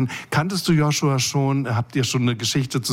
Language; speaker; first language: German; native; German